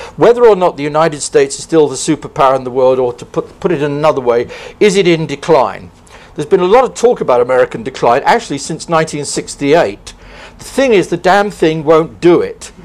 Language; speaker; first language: English; native; English